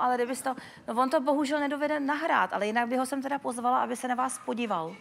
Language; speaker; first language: Czech; native; Czech